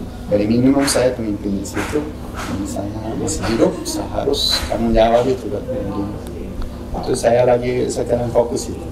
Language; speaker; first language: Indonesian; non-native, fluent; Swedish